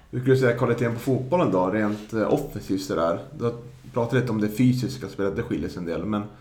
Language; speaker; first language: Swedish; native; Swedish